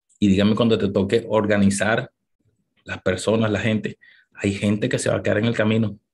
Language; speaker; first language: Spanish; native; Spanish